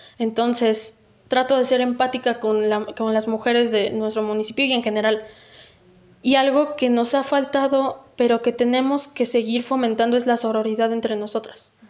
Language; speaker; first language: Spanish; native; Spanish